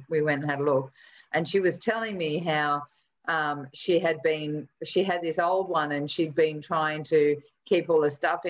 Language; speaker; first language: English; native; English